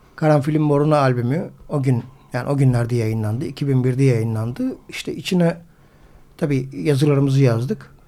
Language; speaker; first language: Turkish; native; Turkish